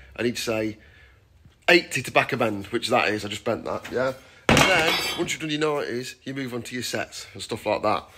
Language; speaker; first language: English; native; English